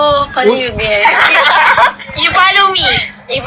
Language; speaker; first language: English; non-native, local second language; Filipino